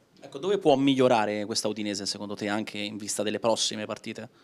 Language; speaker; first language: Italian; native; Italian